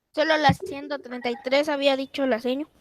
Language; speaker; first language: Spanish; native; Spanish